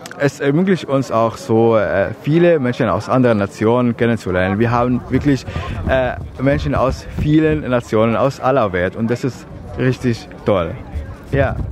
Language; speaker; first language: German; non-native, fluent; Arabic